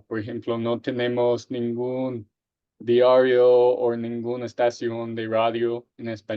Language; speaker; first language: Spanish; non-native, fluent; English